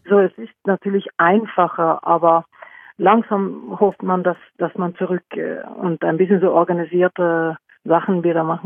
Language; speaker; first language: German; non-native, fluent; Norwegian